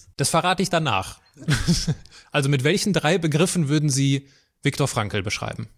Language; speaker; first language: German; native; German